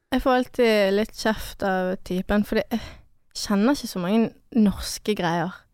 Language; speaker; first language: Norwegian; early bilingual, other home language; French